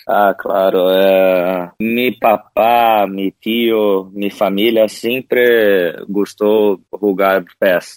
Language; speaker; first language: Spanish; non-native, learner; Portuguese